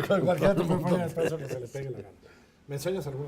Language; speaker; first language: Spanish; native; Spanish